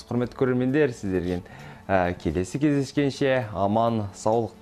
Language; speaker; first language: Kazakh; native; Kazakh